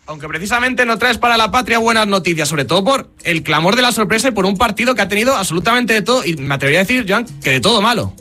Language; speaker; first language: Spanish; native; Spanish